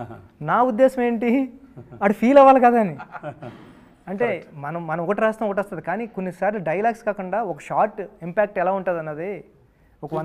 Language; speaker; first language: Telugu; native; Telugu